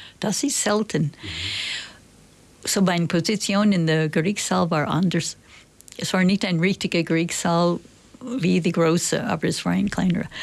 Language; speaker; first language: German; non-native, fluent; English